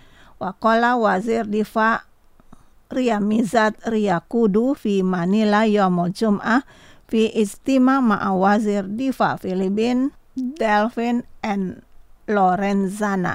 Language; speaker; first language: Arabic; non-native, fluent; Indonesian